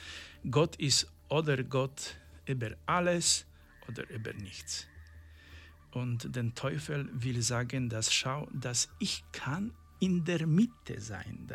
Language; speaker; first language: German; non-native, learner; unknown